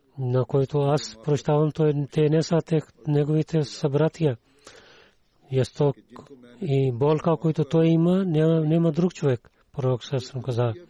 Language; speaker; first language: Bulgarian; non-native, learner; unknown